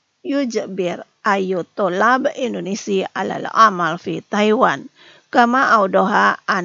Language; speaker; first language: Arabic; non-native, fluent; Indonesian